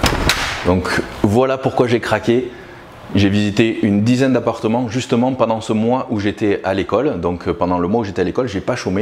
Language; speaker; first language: French; native; French